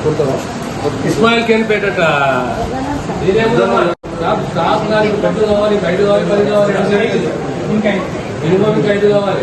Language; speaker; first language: Telugu; native; Telugu